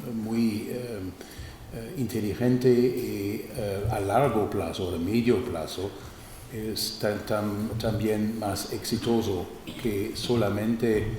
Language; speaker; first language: Spanish; non-native, fluent; German